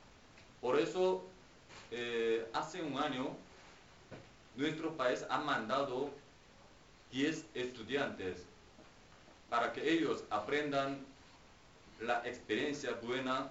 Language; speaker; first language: Spanish; non-native, fluent; Korean